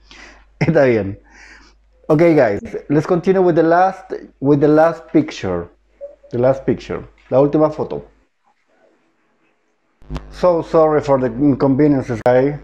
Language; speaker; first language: English; non-native, fluent; Spanish